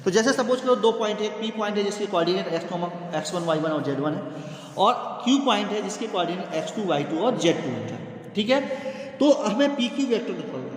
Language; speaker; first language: Hindi; native; Hindi